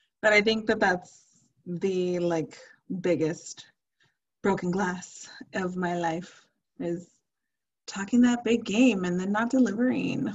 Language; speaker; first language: English; early bilingual, other home language; Spanish